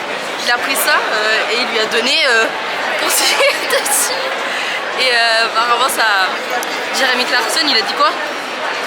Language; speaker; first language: French; native; French